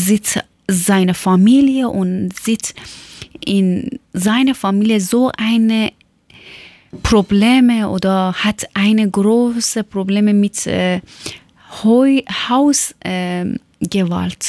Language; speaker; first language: German; non-native, learner; Persian